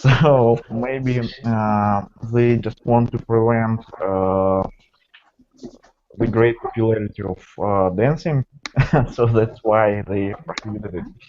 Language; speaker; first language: English; non-native, fluent; Russian